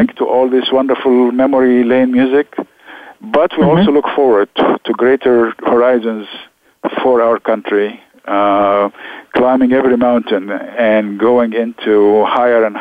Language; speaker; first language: English; non-native, fluent; Arabic